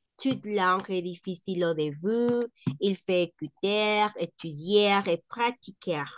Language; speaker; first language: French; non-native, fluent; Spanish